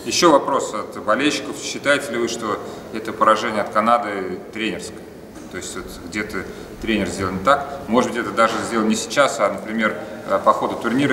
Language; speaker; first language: Russian; native; Russian